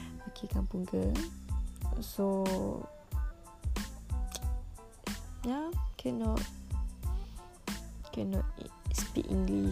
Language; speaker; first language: English; non-native, local second language; Malay